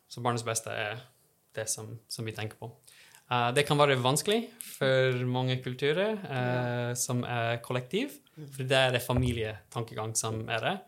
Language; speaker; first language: Norwegian; non-native, fluent; English